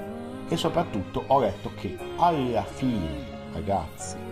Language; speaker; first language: Italian; native; Italian